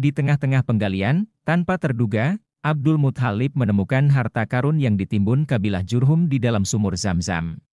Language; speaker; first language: Indonesian; native; Indonesian